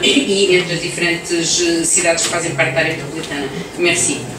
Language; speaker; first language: Portuguese; native; Portuguese